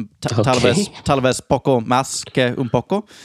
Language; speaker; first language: Spanish; non-native, learner; English